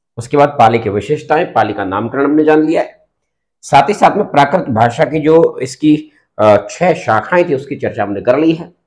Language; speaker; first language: Hindi; native; Hindi